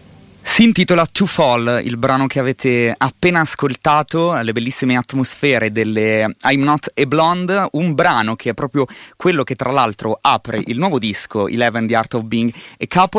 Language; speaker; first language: Italian; native; Italian